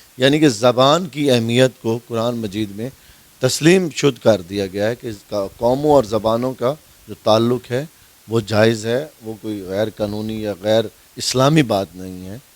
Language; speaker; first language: Urdu; non-native, local second language; Saraiki